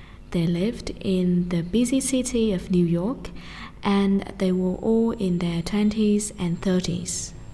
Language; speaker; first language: English; non-native, fluent; Vietnamese